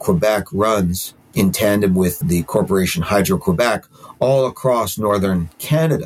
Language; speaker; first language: English; native; English